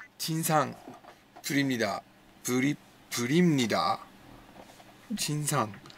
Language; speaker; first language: Korean; non-native, learner; English